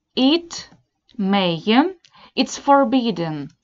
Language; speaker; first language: English; non-native, fluent; Russian